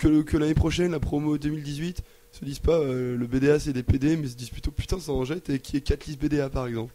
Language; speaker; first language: French; native; French